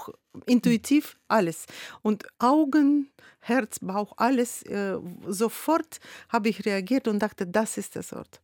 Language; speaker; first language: German; non-native, fluent; Russian